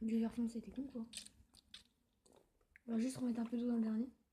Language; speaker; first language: French; native; French